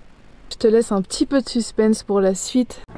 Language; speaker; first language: French; native; French